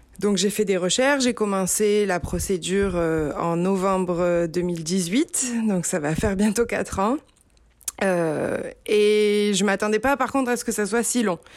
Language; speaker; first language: French; native; French